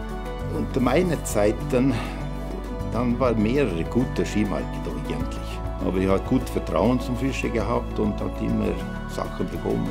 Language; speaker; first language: German; non-native, fluent; Swedish